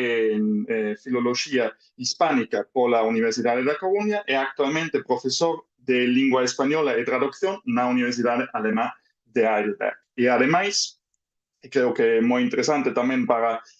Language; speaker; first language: Galician; non-native, fluent; German